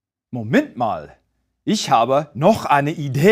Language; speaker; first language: German; non-native, fluent; English